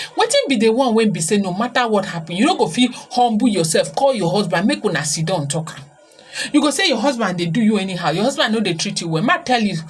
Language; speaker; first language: Nigerian Pidgin; native; Nigerian Pidgin